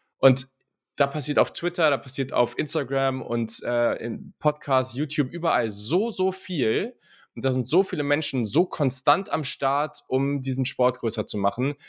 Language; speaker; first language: German; native; German